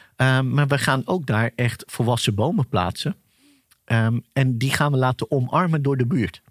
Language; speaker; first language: Dutch; early bilingual, other home language; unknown